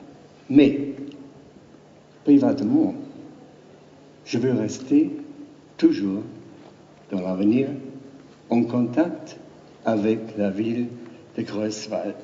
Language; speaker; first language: French; non-native, learner; German